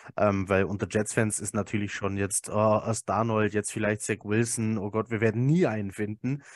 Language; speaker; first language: German; native; German